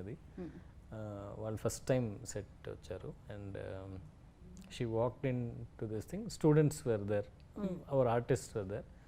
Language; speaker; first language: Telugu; non-native, learner; Tamil